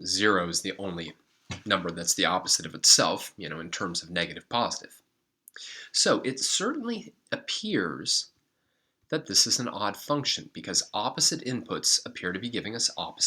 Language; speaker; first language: English; native; English